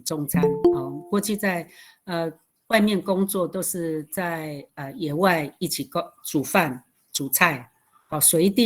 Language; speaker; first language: Chinese; non-native, local second language; Amis